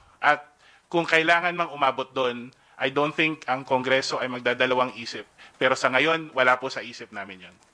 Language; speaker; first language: Filipino; native; Filipino